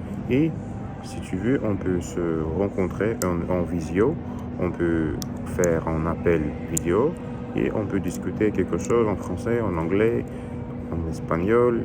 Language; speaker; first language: French; non-native, learner; Russian